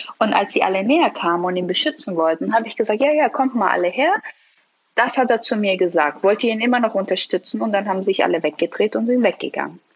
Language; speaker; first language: German; early bilingual, other home language; Persian